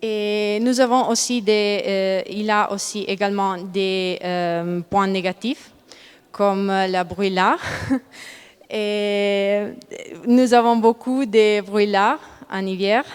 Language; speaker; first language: French; non-native, learner; Italian